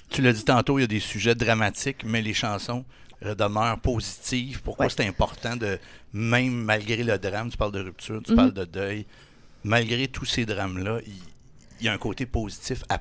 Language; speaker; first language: French; native; French